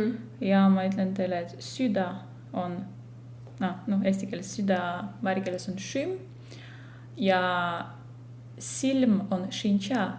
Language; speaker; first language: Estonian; non-native, fluent; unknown